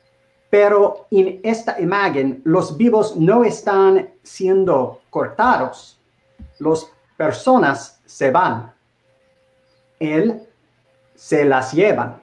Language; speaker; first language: Spanish; non-native, learner; English